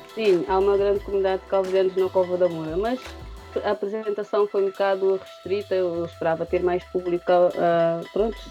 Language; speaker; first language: Portuguese; non-native, local second language; Kabuverdianu